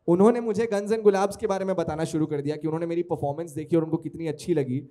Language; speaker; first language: Hindi; non-native, local second language; Telugu